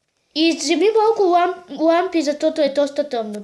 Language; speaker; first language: Bulgarian; native; Bulgarian